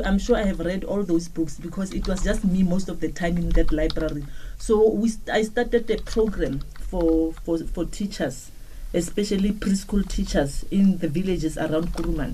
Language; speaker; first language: English; non-native, local second language; Tswana